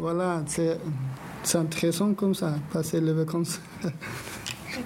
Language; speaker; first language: French; non-native, learner; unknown